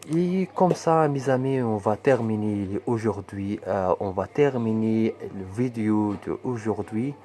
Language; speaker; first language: French; non-native, learner; Arabic